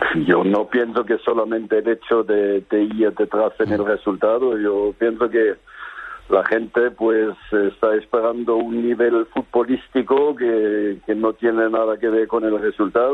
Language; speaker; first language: Spanish; non-native, fluent; German